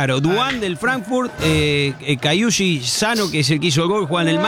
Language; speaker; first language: Spanish; native; Spanish